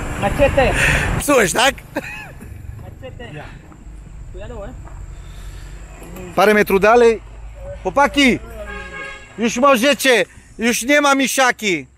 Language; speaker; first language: Polish; non-native, learner; Italian